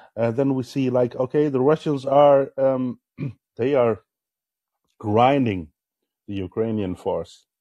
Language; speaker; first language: English; non-native, fluent; Dutch